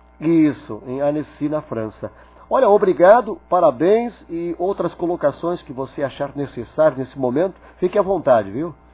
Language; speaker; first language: Portuguese; native; Portuguese